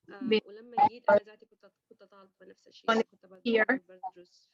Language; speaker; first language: Arabic; native; Arabic